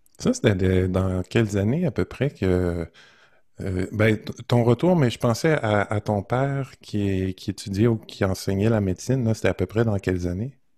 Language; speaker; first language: French; native; French